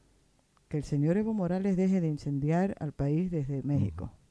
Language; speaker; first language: Spanish; native; Spanish